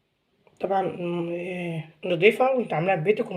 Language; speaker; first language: Arabic; native; Arabic